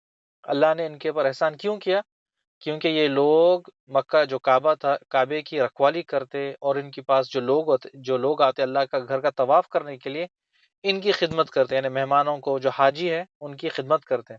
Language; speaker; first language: Urdu; native; Urdu